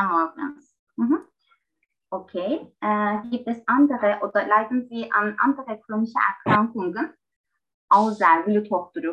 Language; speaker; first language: German; non-native, learner; Turkish